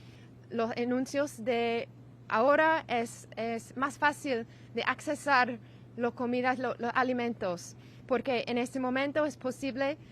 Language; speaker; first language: Spanish; non-native, learner; English